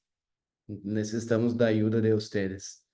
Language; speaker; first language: Spanish; non-native, fluent; Portuguese